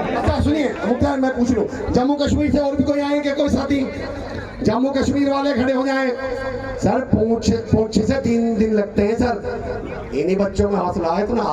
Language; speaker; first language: Hindi; native; Hindi